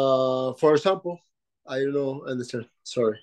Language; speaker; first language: English; non-native, learner; Spanish